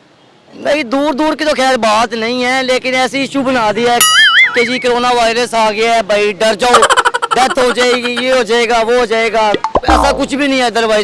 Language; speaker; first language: Hindi; non-native, local second language; Punjabi